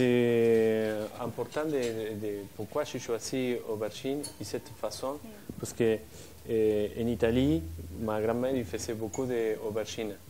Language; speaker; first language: French; non-native, fluent; Spanish